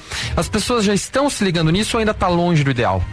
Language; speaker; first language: Portuguese; native; Portuguese